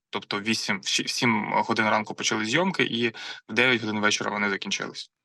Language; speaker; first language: Ukrainian; non-native, local second language; Russian